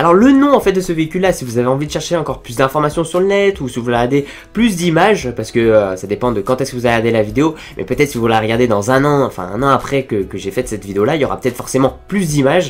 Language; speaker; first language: French; native; French